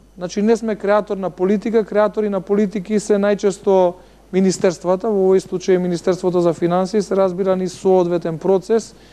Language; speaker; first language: Macedonian; native; Macedonian